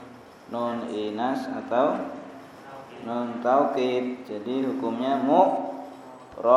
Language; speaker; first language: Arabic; non-native, fluent; Indonesian